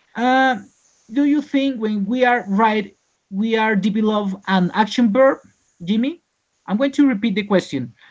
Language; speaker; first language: English; non-native, learner; Spanish